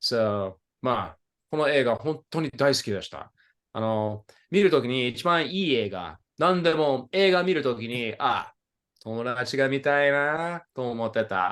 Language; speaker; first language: Japanese; non-native, fluent; English